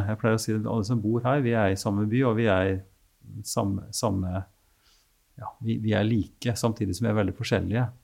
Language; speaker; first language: Norwegian; native; Norwegian